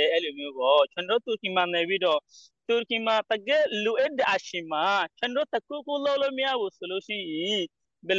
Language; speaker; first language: Burmese; non-native, local second language; Rohingya